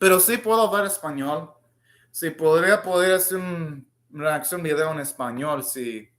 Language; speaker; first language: Spanish; non-native, learner; English